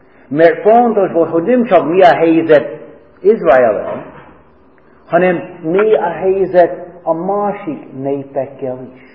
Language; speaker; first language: Hungarian; non-native, fluent; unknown